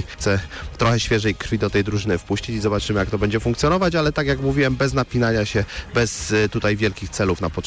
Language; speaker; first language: Polish; native; Polish